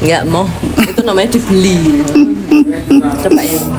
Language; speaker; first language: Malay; non-native, local second language; Javanese